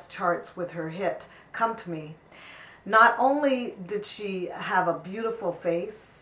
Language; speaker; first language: English; native; English